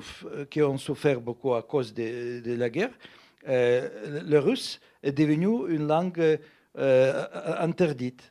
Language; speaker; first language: French; non-native, fluent; Russian